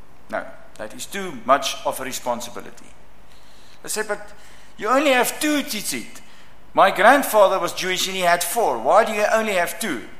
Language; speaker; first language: English; non-native, local second language; Afrikaans